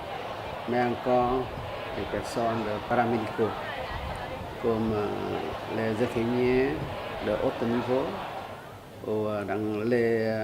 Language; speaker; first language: French; non-native, learner; Vietnamese